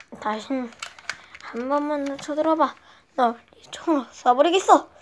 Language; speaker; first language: Korean; native; Korean